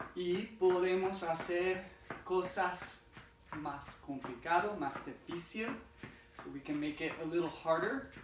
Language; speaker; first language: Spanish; non-native, fluent; English